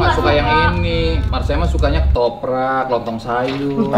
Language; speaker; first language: Indonesian; native; Indonesian